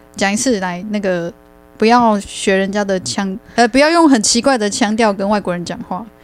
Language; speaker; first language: Chinese; native; Chinese